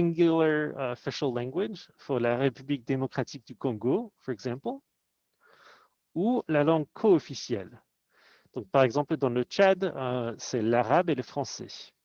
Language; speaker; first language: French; non-native, fluent; English